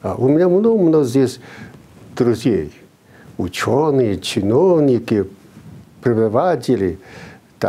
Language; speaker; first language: Russian; non-native, fluent; Chinese